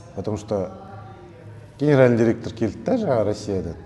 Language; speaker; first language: Russian; non-native, local second language; Kazakh